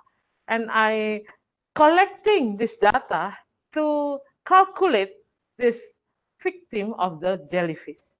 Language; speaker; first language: English; non-native, learner; Indonesian